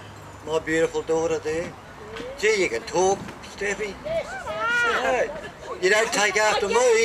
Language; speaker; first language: English; native; English